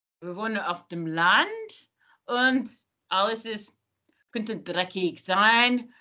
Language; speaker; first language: German; non-native, learner; English